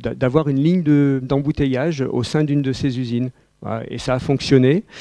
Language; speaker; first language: French; native; French